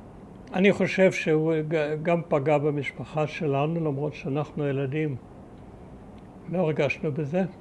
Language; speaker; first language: Hebrew; early bilingual, other home language; German